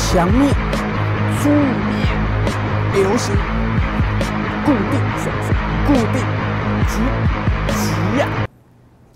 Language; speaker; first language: Chinese; native; Chinese